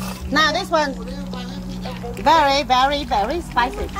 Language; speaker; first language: English; non-native, learner; Thai